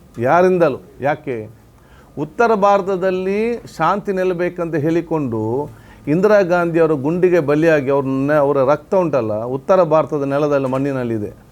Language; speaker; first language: Kannada; non-native, local second language; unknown